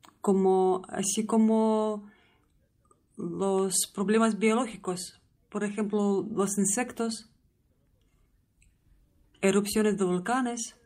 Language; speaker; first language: Spanish; non-native, learner; Russian